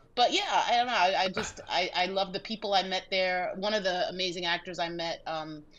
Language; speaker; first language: English; native; English